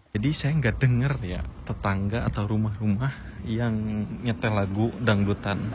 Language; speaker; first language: Indonesian; native; Indonesian